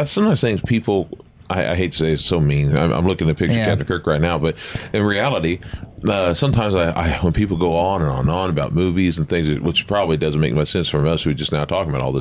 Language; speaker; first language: English; native; English